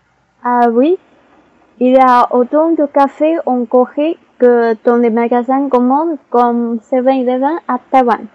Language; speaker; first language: French; non-native, learner; Chinese